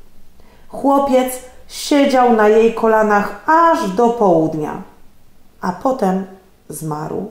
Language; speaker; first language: Polish; native; Polish